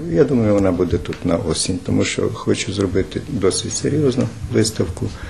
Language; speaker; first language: Ukrainian; native; Ukrainian